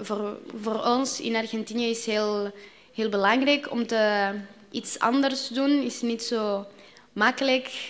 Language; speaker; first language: Dutch; non-native, learner; Spanish